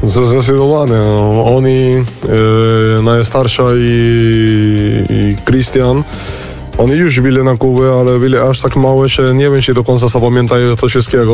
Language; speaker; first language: Polish; non-native, fluent; Spanish